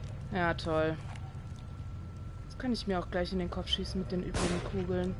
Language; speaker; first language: German; native; German